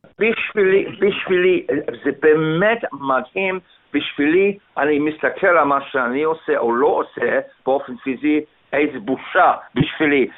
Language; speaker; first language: Hebrew; non-native, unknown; English